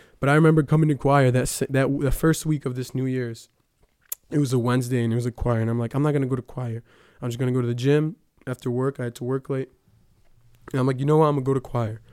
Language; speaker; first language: English; early bilingual, other home language; Ukrainian